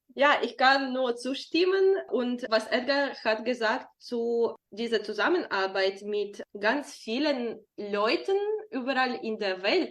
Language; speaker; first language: German; non-native, fluent; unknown